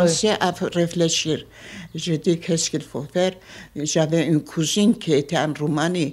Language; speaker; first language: French; non-native, fluent; Armenian